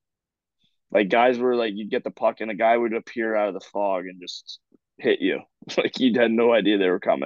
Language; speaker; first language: English; native; English